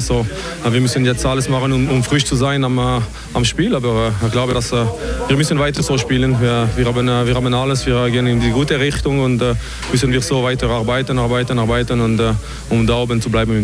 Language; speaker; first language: German; non-native, local second language; French